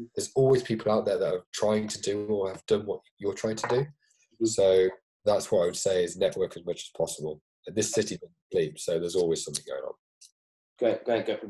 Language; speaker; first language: English; native; English